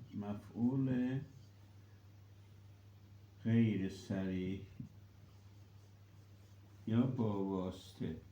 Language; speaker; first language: Persian; non-native, local second language; Azerbaijani